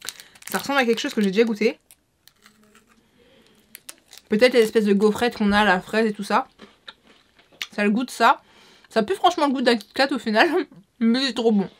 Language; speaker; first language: French; native; French